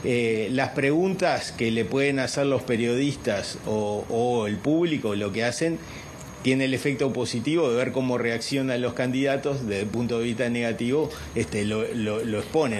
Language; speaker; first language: Spanish; native; Spanish